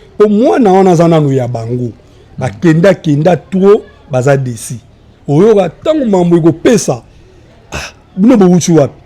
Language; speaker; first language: Lingala; native; Lingala